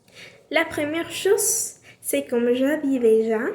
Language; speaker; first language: French; non-native, learner; Spanish